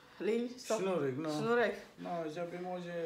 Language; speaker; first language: Polish; non-native, learner; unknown